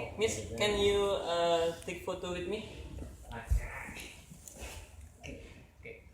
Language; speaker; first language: English; non-native, learner; Indonesian